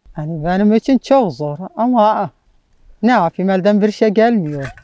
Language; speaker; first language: Turkish; non-native, local second language; Arabic